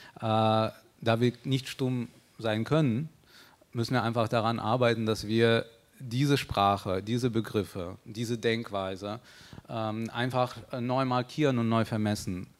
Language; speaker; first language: German; early bilingual, other home language; Russian